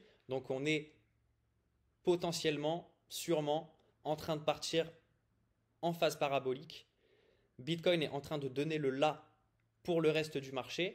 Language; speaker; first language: French; native; French